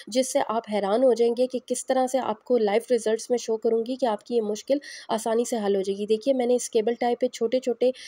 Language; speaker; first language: Hindi; native; Hindi